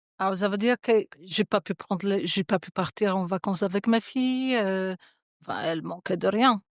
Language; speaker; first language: French; non-native, fluent; Polish